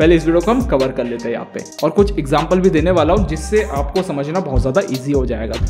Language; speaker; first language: Hindi; non-native, local second language; Bangla